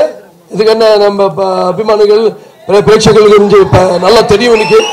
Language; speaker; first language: Tamil; non-native, local second language; Telugu